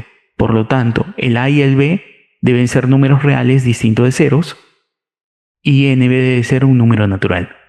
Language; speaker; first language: Spanish; native; Spanish